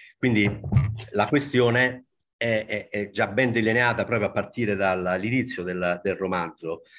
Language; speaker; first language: Italian; native; Italian